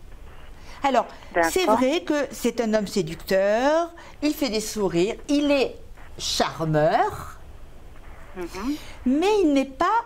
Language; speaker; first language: French; native; French